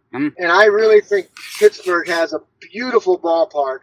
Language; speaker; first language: English; native; English